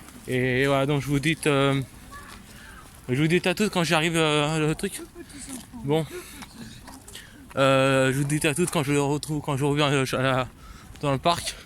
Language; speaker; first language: French; native; French